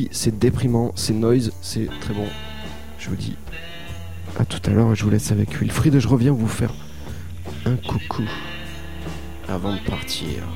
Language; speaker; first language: French; native; French